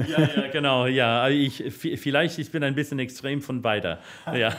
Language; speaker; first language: German; non-native, learner; English